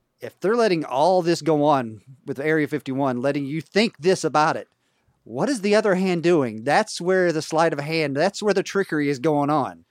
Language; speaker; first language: English; native; English